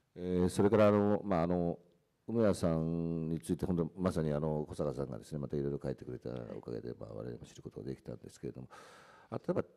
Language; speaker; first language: Japanese; native; Japanese